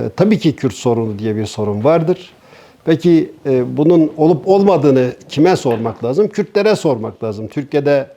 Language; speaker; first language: Turkish; native; Turkish